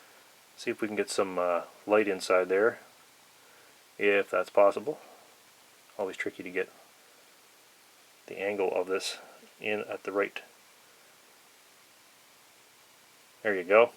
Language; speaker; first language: English; native; English